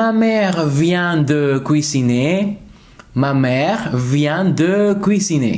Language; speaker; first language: French; non-native, fluent; Spanish